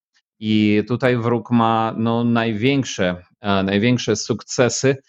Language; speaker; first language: Polish; non-native, fluent; Ukrainian